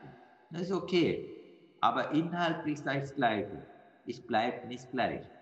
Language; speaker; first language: German; non-native, fluent; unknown